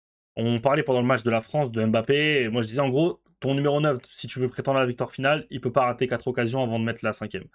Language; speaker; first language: French; native; French